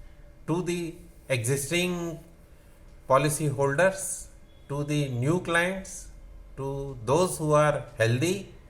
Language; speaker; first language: English; non-native, local second language; Hindi